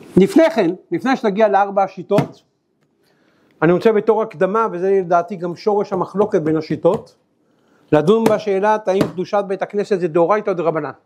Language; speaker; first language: Hebrew; native; Hebrew